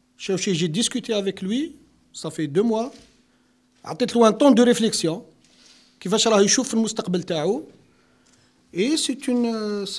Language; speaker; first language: French; non-native, local second language; Arabic